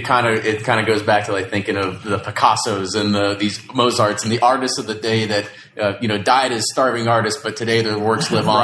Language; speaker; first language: English; native; English